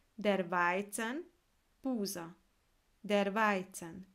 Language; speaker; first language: German; non-native, fluent; Hungarian